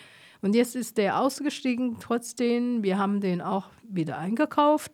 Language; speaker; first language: German; non-native, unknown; Chinese